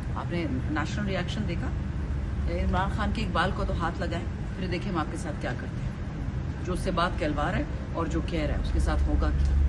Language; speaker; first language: Urdu; non-native, local second language; Pashto